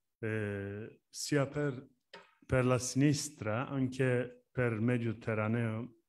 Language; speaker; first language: Italian; non-native, learner; Turkish